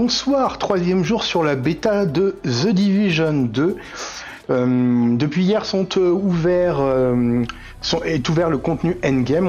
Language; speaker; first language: French; native; French